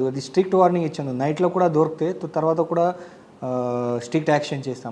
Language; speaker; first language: Telugu; non-native, learner; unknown